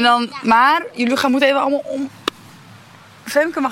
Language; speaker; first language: Dutch; native; Dutch